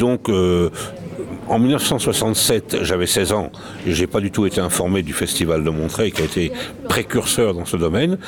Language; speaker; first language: French; native; French